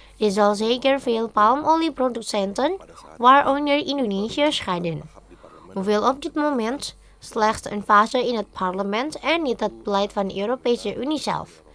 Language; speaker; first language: Dutch; non-native, fluent; Indonesian